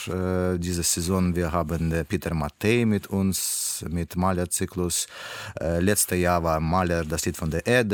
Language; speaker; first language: German; non-native, learner; Russian